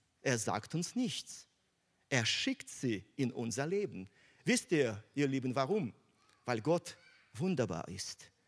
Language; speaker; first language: German; non-native, fluent; Russian